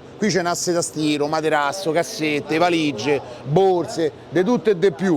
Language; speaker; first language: Italian; native; Italian